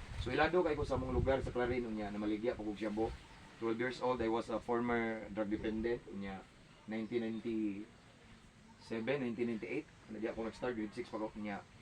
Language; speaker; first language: Cebuano; native; Cebuano